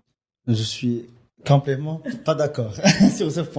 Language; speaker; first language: French; non-native, local second language; Arabic